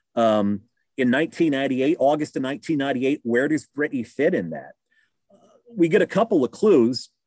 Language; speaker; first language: English; native; English